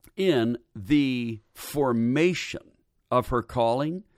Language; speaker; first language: English; native; English